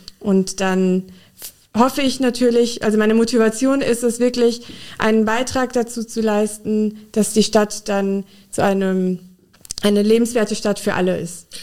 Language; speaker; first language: German; early bilingual, other home language; Urdu